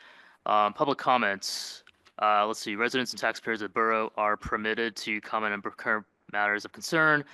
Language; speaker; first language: English; native; English